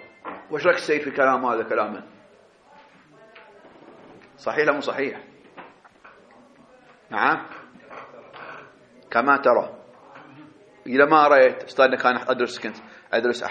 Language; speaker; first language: Arabic; native; Arabic